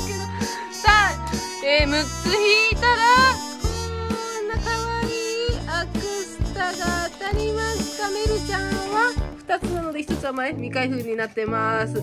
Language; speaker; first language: Japanese; native; Japanese